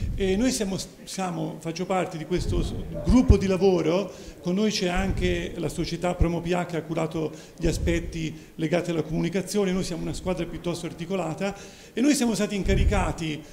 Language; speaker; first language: Italian; native; Italian